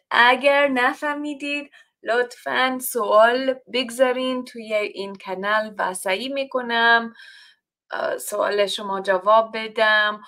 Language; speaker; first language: Persian; non-native, fluent; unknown